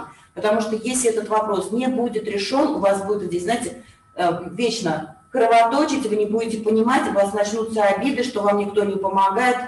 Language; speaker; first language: Russian; native; Russian